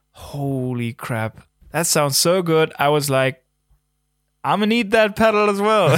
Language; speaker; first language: English; non-native, fluent; German